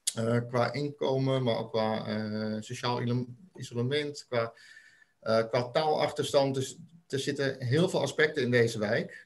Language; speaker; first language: Dutch; native; Dutch